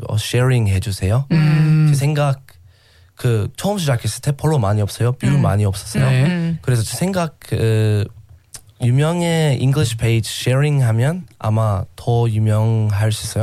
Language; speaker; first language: Korean; non-native, learner; English